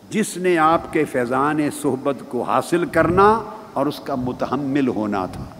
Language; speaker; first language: Urdu; non-native, local second language; Punjabi